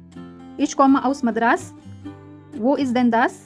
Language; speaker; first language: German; non-native, fluent; Hindi